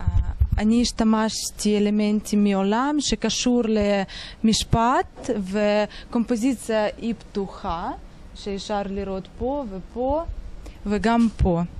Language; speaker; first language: Hebrew; non-native, learner; Russian